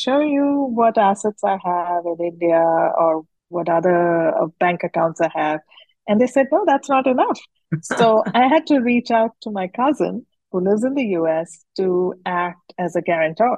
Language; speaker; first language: English; non-native, local second language; Hindi